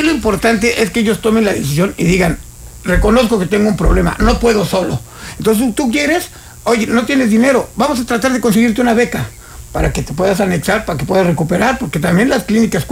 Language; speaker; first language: Spanish; native; Spanish